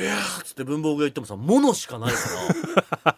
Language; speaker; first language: Japanese; native; Japanese